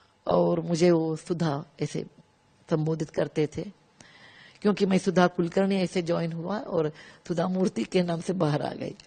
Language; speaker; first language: Hindi; non-native, local second language; Kannada